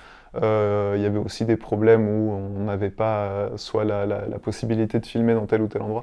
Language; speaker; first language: French; native; French